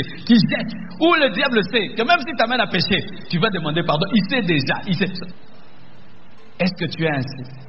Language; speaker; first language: French; non-native, local second language; Lingala